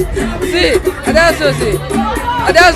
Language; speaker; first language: Italian; non-native, learner; Punjabi